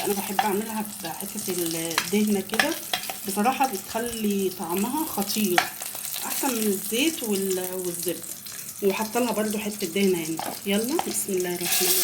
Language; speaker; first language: Arabic; native; Arabic